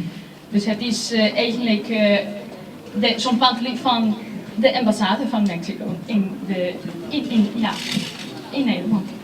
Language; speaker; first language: Dutch; non-native, fluent; Spanish